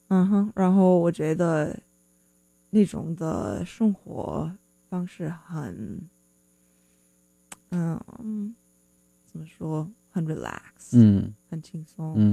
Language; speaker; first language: Chinese; non-native, fluent; English